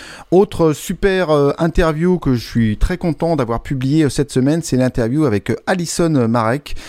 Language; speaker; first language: French; native; French